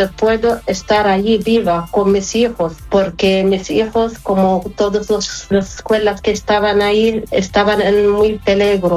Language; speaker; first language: Spanish; non-native, fluent; Arabic